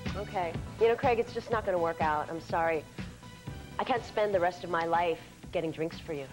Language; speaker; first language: English; native; English